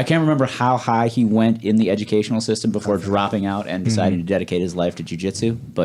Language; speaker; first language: English; native; English